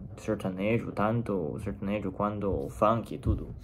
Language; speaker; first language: Portuguese; non-native, fluent; Chinese